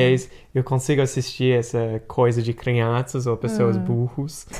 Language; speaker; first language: Portuguese; non-native, fluent; English